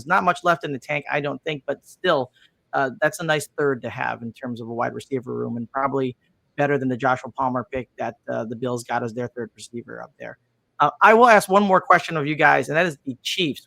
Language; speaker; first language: English; native; English